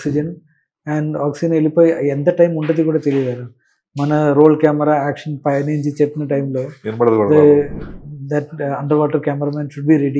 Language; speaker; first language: Telugu; non-native, learner; Malayalam